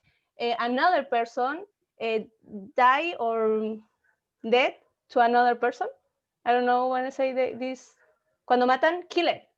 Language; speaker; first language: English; non-native, learner; Spanish